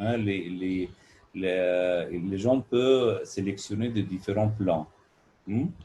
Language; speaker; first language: French; non-native, learner; Arabic